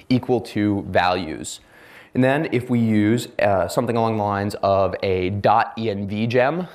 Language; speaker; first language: English; native; English